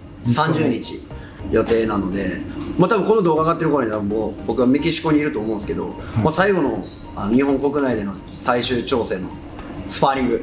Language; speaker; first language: Japanese; native; Japanese